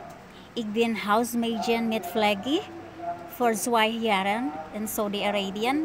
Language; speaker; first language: German; non-native, learner; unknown